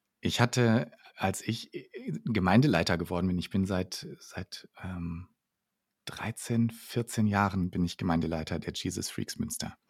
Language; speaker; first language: German; native; German